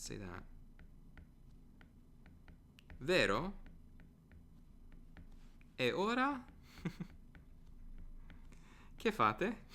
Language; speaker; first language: Italian; non-native, fluent; English